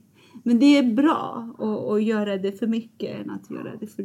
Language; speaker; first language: Swedish; non-native, fluent; Persian